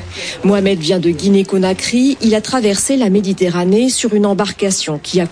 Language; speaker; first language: French; native; French